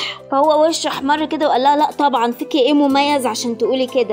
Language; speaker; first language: Arabic; native; Arabic